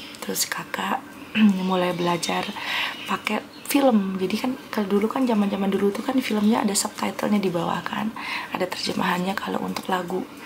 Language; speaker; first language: Indonesian; native; Indonesian